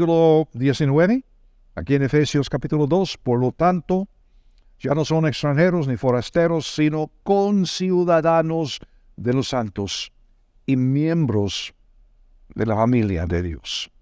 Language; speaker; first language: Spanish; non-native, fluent; English